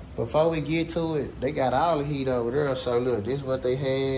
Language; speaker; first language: English; native; English